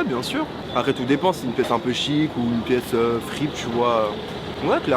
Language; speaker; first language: French; native; French